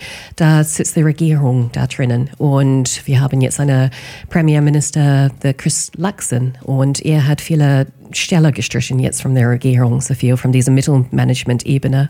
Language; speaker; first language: German; non-native, fluent; English